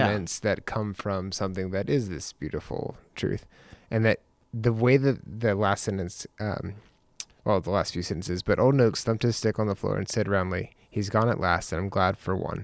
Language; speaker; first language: English; native; English